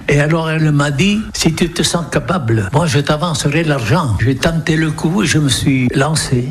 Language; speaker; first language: French; non-native, local second language; Occitan